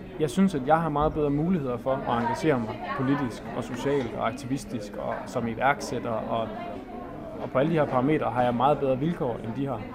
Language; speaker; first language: Danish; native; Danish